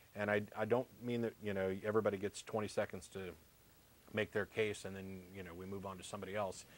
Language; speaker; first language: English; native; English